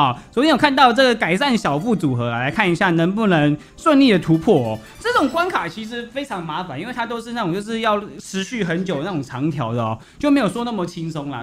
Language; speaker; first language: Chinese; native; Chinese